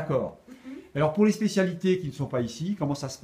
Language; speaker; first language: French; native; French